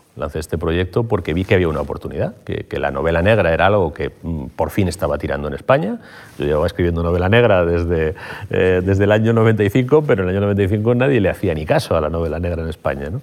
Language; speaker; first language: Spanish; native; Spanish